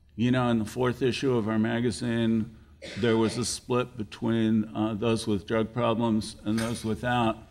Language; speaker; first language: English; native; English